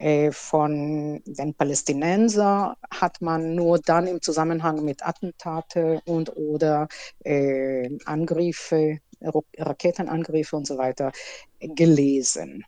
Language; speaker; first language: German; non-native, fluent; Hebrew